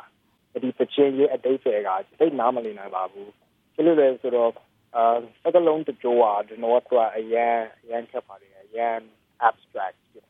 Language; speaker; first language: Burmese; non-native, learner; English